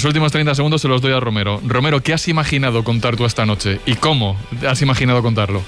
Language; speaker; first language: Spanish; native; Spanish